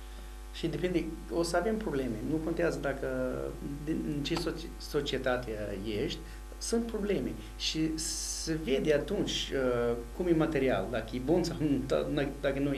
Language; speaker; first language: Romanian; non-native, fluent; English